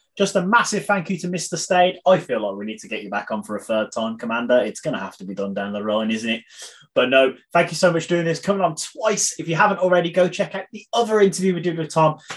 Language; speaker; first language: English; native; English